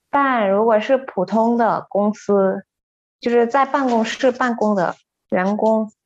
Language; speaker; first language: Chinese; non-native, fluent; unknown